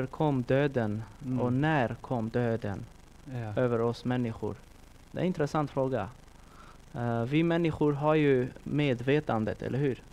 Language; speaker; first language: Swedish; non-native, fluent; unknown